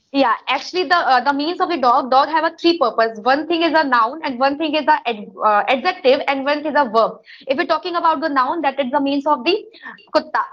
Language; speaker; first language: English; non-native, local second language; Hindi